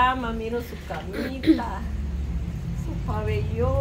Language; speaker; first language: Spanish; native; Spanish